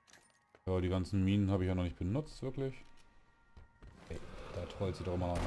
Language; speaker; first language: German; native; German